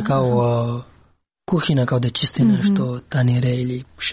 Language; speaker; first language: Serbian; non-native, learner; Pashto